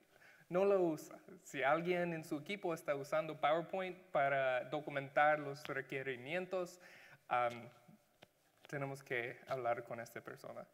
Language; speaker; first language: Spanish; non-native, learner; English